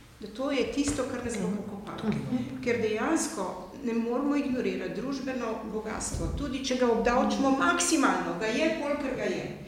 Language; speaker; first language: Slovenian; native; Slovenian